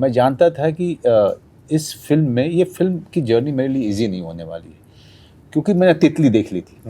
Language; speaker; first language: Hindi; native; Hindi